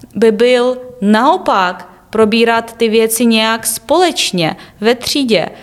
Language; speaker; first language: Czech; non-native, fluent; Ukrainian